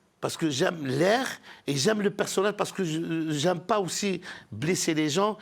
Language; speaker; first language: French; non-native, local second language; Arabic